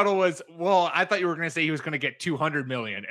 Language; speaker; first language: English; native; English